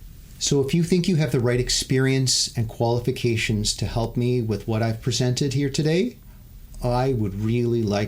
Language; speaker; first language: English; native; English